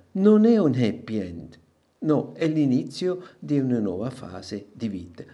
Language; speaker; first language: Italian; non-native, local second language; German